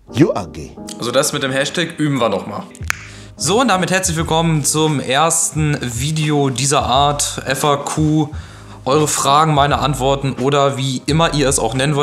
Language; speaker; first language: German; native; German